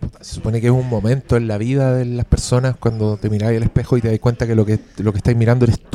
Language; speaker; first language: Spanish; native; Spanish